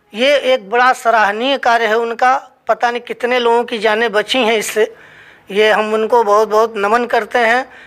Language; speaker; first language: Hindi; native; Hindi